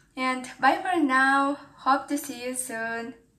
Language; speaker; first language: English; non-native, fluent; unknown